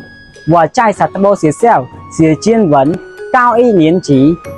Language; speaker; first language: Chinese; non-native, learner; Khmer